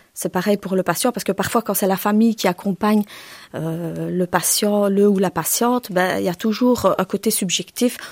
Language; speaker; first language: French; early bilingual, other home language; Turkish